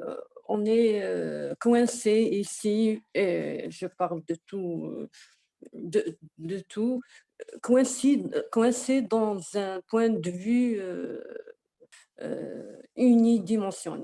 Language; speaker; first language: French; non-native, local second language; Arabic